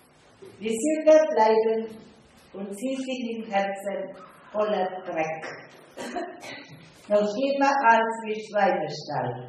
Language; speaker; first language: German; non-native, fluent; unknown